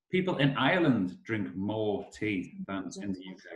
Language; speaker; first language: English; native; English